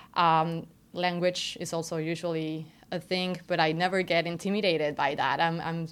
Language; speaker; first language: English; non-native, fluent; Spanish